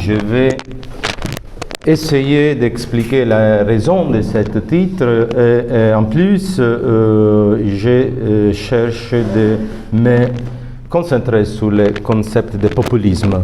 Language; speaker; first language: French; non-native, fluent; Italian